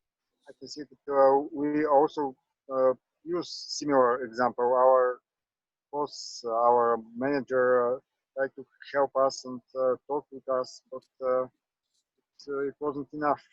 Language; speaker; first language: English; non-native, learner; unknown